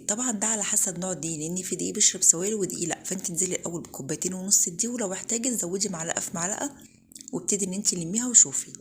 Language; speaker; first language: Arabic; native; Arabic